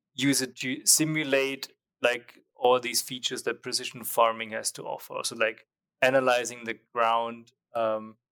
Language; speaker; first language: English; non-native, fluent; German